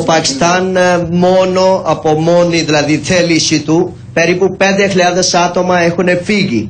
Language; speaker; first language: Greek; non-native, learner; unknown